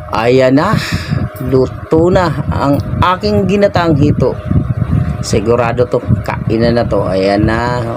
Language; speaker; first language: Filipino; non-native, local second language; Bikol